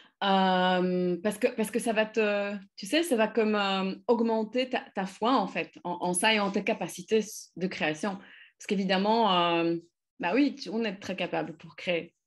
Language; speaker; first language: French; non-native, fluent; Polish